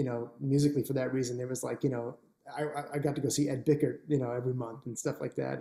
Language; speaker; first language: English; native; English